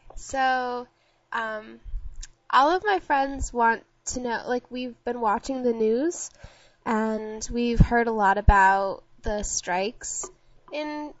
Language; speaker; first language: English; native; English